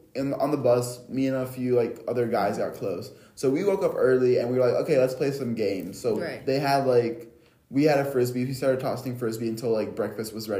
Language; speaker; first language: English; native; English